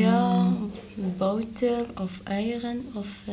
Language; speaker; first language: Dutch; non-native, learner; Arabic